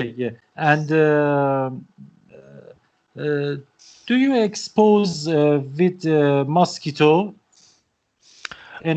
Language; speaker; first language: English; non-native, learner; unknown